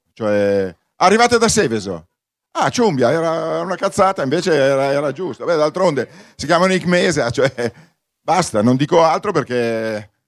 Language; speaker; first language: Italian; native; Italian